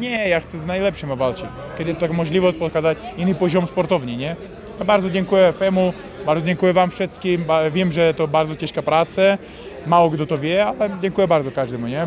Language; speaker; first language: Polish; non-native, learner; Uzbek